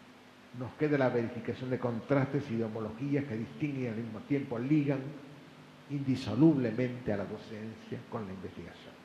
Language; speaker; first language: Spanish; native; Spanish